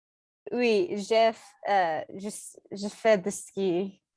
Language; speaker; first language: French; non-native, learner; English